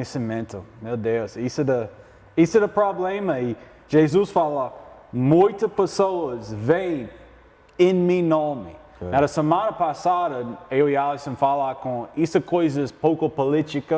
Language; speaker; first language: Portuguese; non-native, learner; English